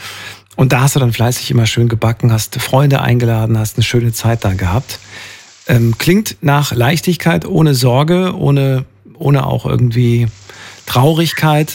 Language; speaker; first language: German; native; German